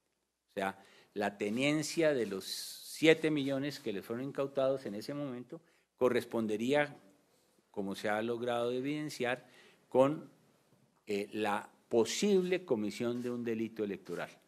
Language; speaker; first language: Spanish; native; Spanish